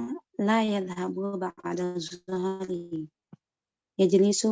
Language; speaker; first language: Arabic; non-native, learner; Indonesian